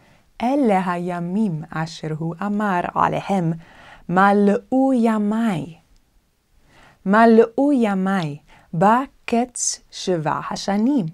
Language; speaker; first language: Hebrew; non-native, fluent; Korean